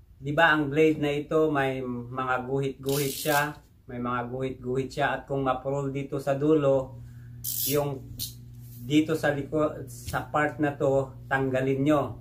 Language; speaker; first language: Filipino; native; Filipino